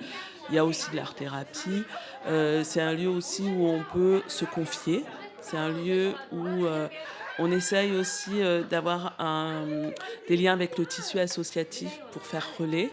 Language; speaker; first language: French; native; French